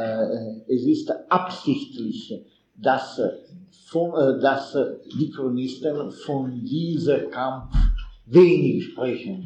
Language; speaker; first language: German; non-native, fluent; Italian